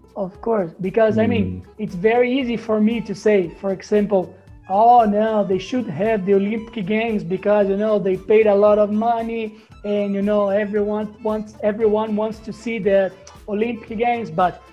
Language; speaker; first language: English; non-native, fluent; Portuguese